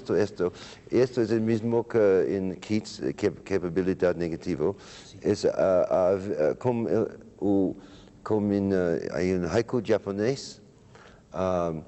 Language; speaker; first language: Spanish; non-native, learner; English